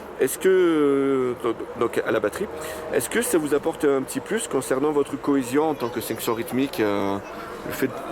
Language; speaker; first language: French; native; French